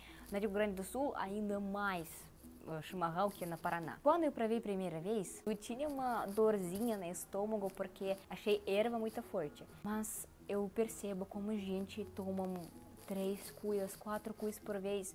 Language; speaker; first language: Portuguese; non-native, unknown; Russian